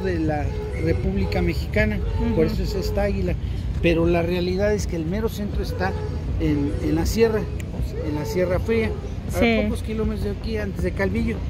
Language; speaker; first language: Spanish; native; Spanish